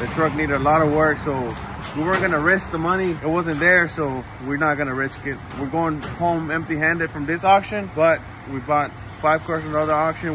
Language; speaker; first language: English; early bilingual, other home language; Spanish